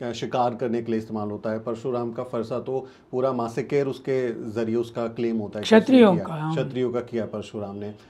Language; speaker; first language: Hindi; native; Hindi